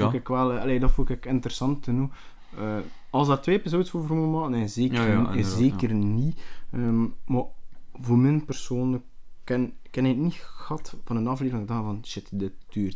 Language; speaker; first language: Dutch; native; Dutch